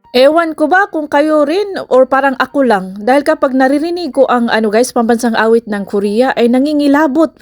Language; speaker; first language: Filipino; non-native, local second language; Cebuano